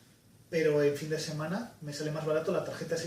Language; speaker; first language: Spanish; native; Spanish